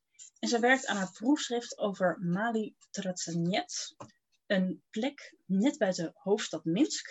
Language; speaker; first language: Dutch; native; Dutch